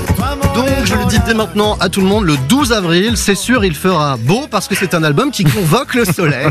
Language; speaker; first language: French; native; French